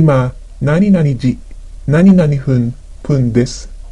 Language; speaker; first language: Japanese; non-native, fluent; Filipino